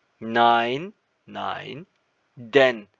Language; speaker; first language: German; non-native, fluent; Turkish